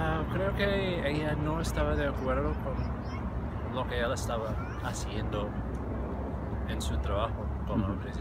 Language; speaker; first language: Spanish; non-native, fluent; English